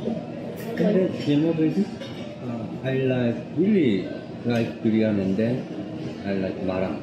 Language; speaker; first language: English; non-native, learner; Korean